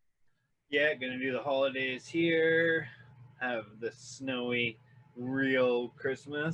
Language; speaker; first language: English; native; English